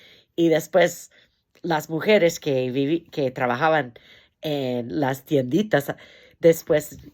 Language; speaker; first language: Spanish; non-native, fluent; English